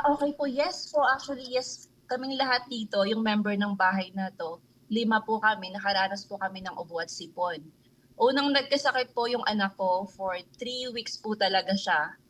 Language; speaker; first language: Filipino; native; Filipino